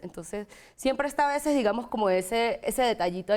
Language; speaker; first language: Spanish; native; Spanish